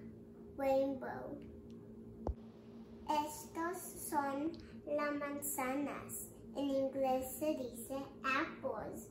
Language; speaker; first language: Spanish; early bilingual, heritage; English